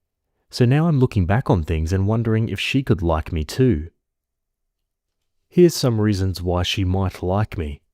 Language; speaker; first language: English; native; English